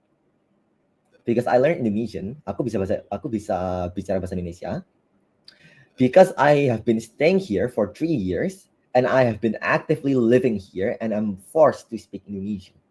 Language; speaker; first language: English; non-native, fluent; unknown